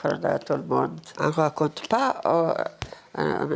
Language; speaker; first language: French; non-native, learner; Arabic